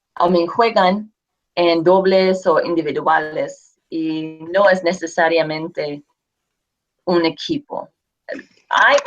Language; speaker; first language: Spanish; non-native, fluent; English